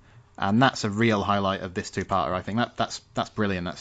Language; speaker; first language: English; native; English